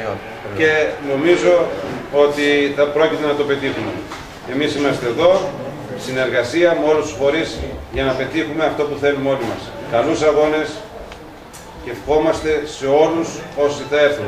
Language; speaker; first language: Greek; native; Greek